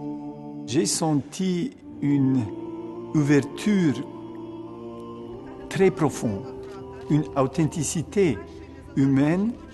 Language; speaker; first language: French; non-native, fluent; Ukrainian